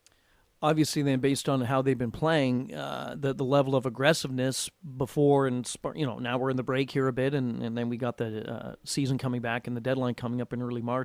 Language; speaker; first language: English; native; English